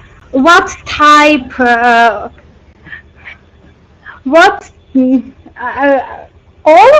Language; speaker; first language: English; non-native, learner; Armenian